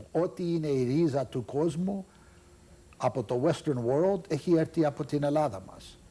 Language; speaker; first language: Greek; early bilingual, heritage; Greek